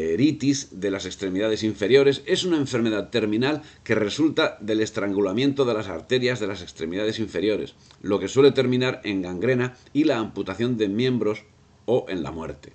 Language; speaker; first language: Spanish; native; Spanish